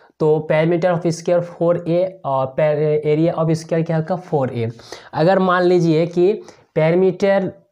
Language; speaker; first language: Hindi; native; Hindi